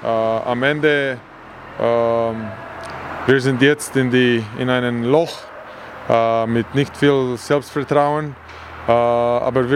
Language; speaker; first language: German; non-native, learner; English